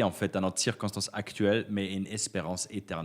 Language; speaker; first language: French; native; French